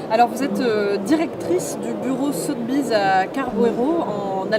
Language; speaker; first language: French; native; French